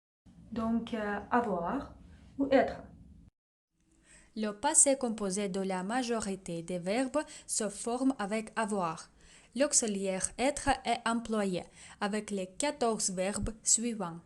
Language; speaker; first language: French; non-native, fluent; Russian